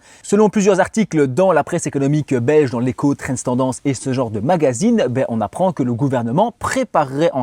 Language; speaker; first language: French; native; French